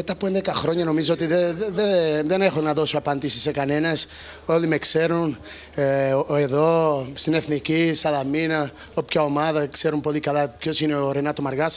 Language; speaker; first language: Greek; non-native, fluent; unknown